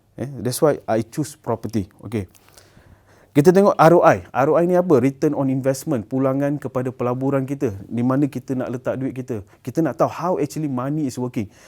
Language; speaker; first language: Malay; native; Malay